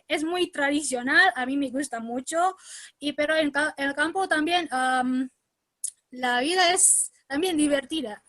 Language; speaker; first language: Spanish; non-native, learner; Indonesian